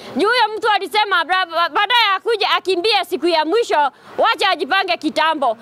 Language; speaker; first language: Swahili; non-native, local second language; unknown